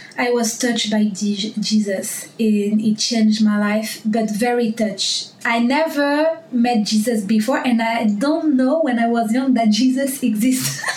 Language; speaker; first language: English; non-native, learner; French